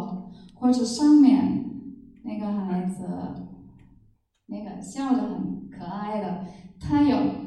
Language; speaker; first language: Chinese; non-native, fluent; German